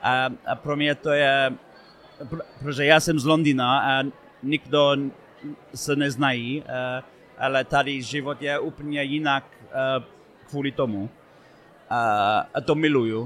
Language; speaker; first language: Czech; non-native, fluent; English